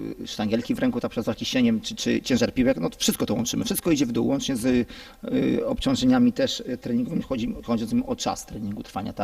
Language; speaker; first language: Polish; native; Polish